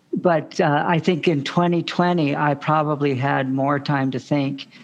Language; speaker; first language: English; native; English